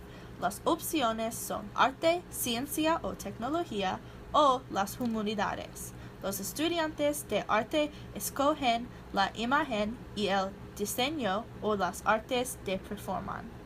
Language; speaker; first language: Spanish; non-native, learner; English